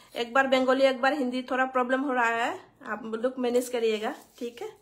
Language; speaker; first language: Hindi; non-native, local second language; Bangla